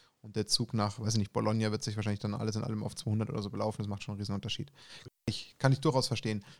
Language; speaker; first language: German; native; German